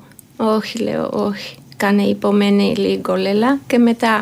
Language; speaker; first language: Greek; non-native, fluent; Georgian